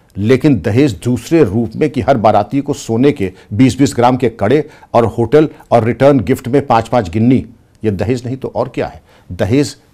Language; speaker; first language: Hindi; native; Hindi